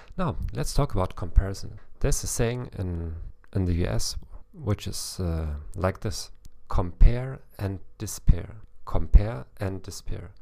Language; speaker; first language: English; non-native, fluent; German